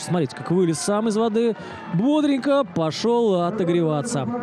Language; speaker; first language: Russian; native; Russian